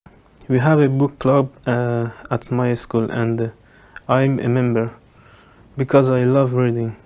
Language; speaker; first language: English; non-native, learner; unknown